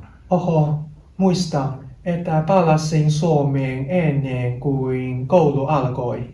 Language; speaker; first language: Finnish; non-native, learner; Chinese